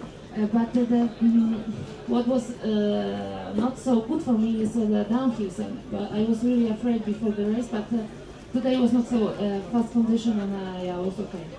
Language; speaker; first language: English; non-native, learner; Polish